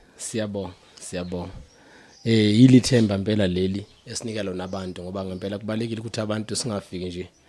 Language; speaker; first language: Zulu; native; Zulu